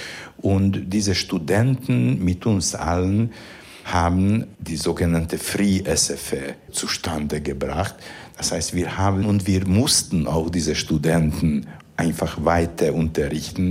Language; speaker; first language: German; non-native, fluent; Hungarian